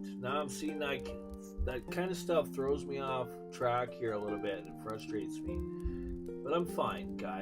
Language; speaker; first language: English; native; English